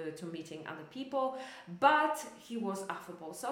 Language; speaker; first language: English; non-native, fluent; Polish